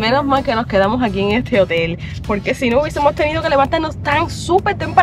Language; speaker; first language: Spanish; native; Spanish